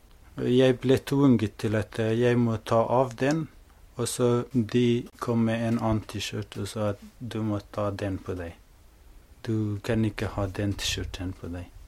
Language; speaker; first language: Norwegian; non-native, fluent; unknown